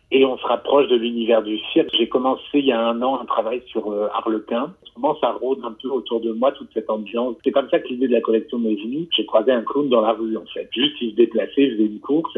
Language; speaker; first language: French; native; French